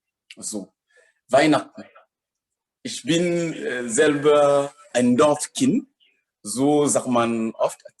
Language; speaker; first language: German; non-native, fluent; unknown